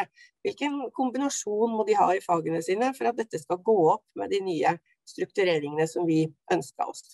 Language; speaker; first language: Norwegian; native; Norwegian